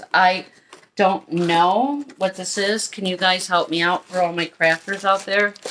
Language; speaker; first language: English; native; English